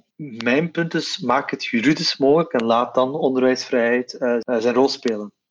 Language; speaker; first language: Dutch; non-native, local second language; Turkish